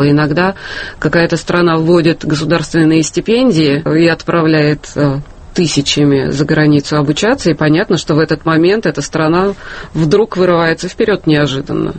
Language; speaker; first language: Russian; native; Russian